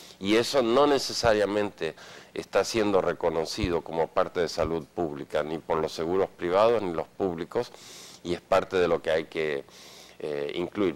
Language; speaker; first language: Spanish; non-native, fluent; Swedish